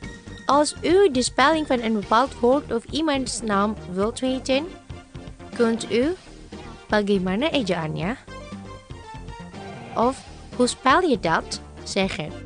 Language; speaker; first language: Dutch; non-native, fluent; Indonesian